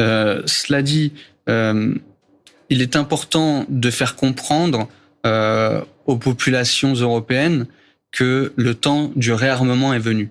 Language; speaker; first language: French; native; French